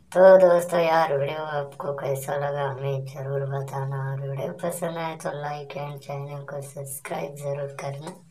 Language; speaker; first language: Hindi; non-native, local second language; Marathi